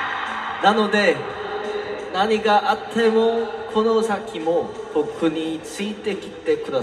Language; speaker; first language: Japanese; non-native, learner; Korean